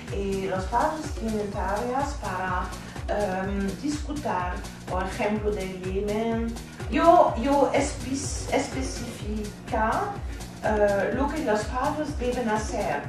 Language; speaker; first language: Spanish; non-native, fluent; German